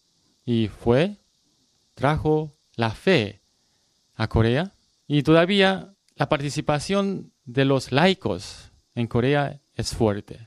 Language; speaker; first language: Spanish; non-native, learner; Korean